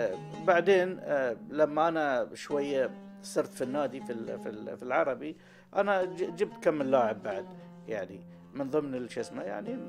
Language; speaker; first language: Arabic; native; Arabic